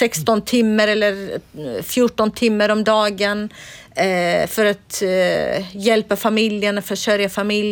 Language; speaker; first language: Swedish; non-native, fluent; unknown